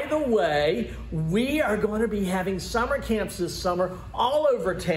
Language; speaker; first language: English; native; English